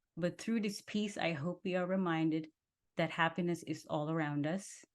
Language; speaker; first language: English; non-native, fluent; Indonesian